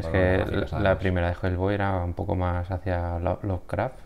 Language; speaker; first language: Spanish; native; Spanish